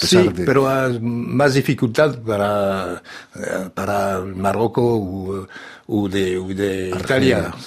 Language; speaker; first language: Spanish; non-native, learner; French